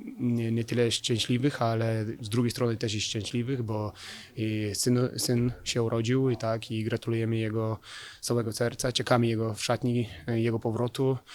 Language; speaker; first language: Polish; non-native, fluent; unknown